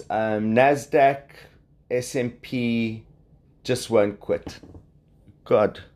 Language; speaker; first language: English; native; English